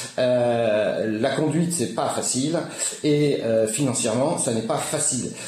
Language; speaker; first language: French; native; French